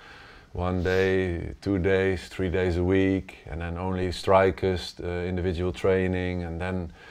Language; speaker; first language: English; non-native, fluent; Dutch